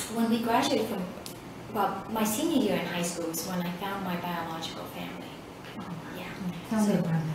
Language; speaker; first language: English; early bilingual, other home language; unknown